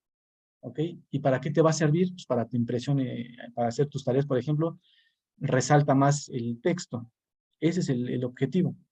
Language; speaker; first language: Spanish; native; Spanish